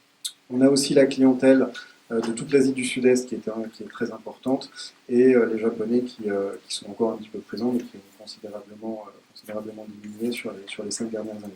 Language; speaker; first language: French; native; French